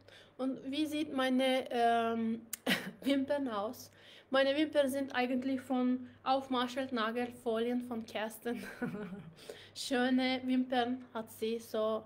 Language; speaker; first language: German; non-native, learner; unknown